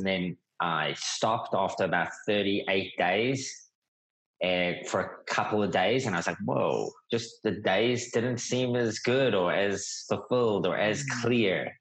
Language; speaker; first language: English; native; English